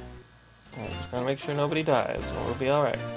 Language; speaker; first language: English; native; English